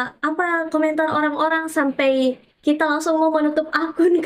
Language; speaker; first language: Indonesian; native; Indonesian